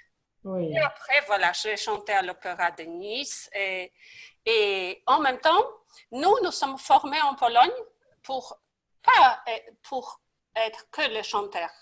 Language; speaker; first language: French; non-native, fluent; Polish